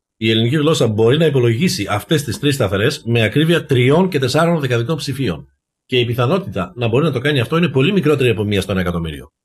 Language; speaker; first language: Greek; native; Greek